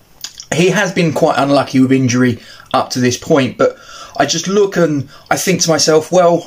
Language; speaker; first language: English; native; English